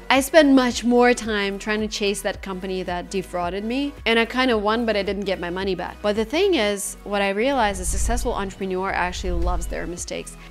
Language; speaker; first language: English; non-native, fluent; Russian